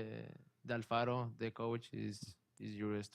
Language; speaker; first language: English; non-native, learner; Spanish